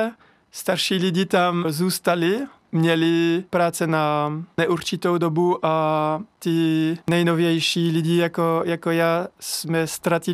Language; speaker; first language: Czech; non-native, fluent; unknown